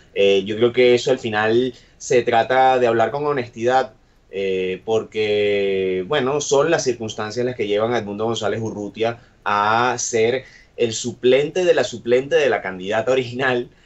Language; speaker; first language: Spanish; native; Spanish